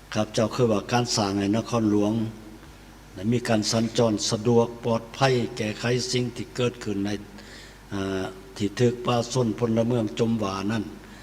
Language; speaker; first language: Lao; native; Lao